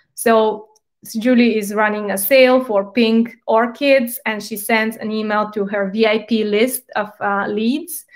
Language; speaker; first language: English; non-native, fluent; Bulgarian